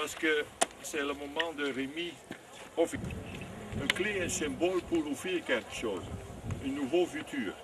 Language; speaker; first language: French; non-native, fluent; Dutch